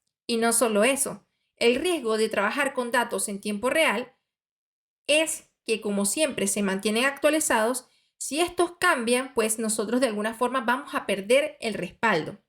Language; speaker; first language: Spanish; native; Spanish